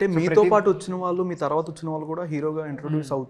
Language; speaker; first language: Telugu; native; Telugu